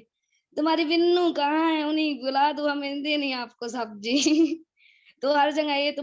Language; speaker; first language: Hindi; native; Hindi